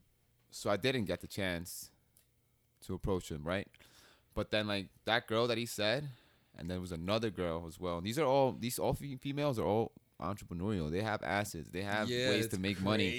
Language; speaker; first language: English; native; English